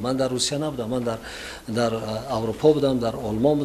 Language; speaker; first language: Persian; native; Persian